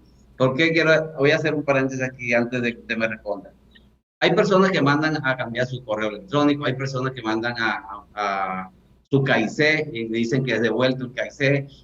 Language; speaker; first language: Spanish; native; Spanish